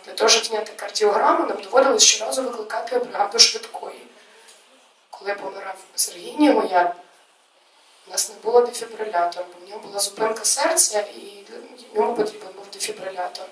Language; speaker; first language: Ukrainian; native; Ukrainian